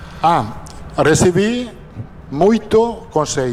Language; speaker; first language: Portuguese; non-native, fluent; Italian